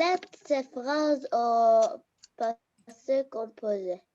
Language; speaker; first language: French; non-native, learner; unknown